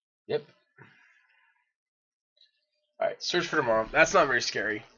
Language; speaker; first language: English; native; English